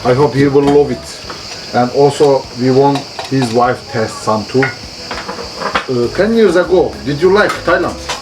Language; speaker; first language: English; non-native, learner; Turkish